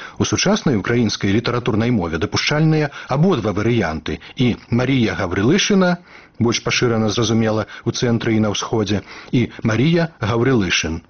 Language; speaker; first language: Belarusian; native; Belarusian